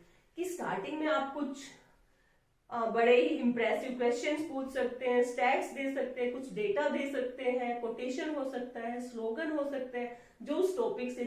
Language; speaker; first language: Hindi; native; Hindi